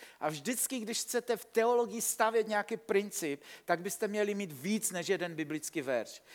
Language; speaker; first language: Czech; native; Czech